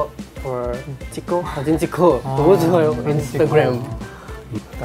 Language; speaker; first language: Korean; non-native, learner; Indonesian